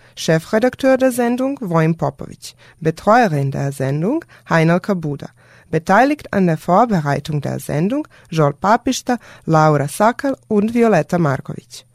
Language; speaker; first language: German; non-native, fluent; Serbian